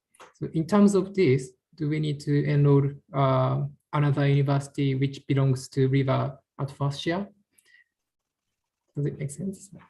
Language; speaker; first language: English; non-native, learner; Japanese